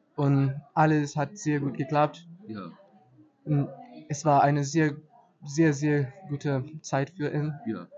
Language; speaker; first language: German; non-native, learner; Portuguese